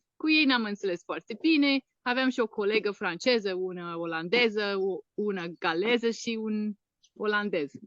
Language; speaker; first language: Romanian; non-native, fluent; English